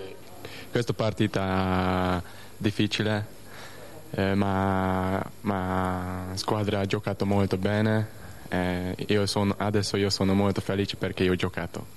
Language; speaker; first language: Italian; non-native, learner; Hungarian